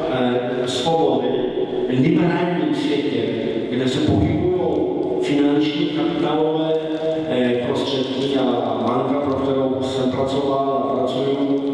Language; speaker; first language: Czech; non-native, fluent; Polish